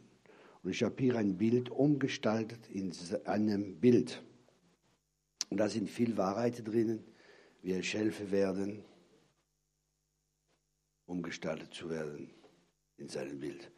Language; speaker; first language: German; non-native, fluent; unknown